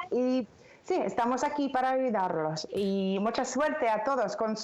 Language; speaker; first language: Spanish; non-native, fluent; English